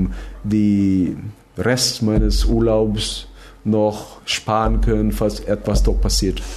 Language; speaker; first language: German; non-native, fluent; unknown